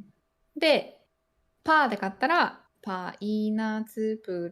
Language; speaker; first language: Japanese; native; Japanese